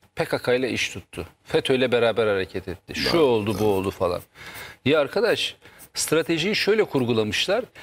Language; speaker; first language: Turkish; native; Turkish